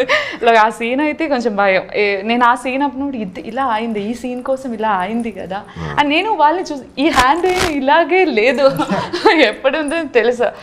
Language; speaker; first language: Telugu; non-native, learner; Malayalam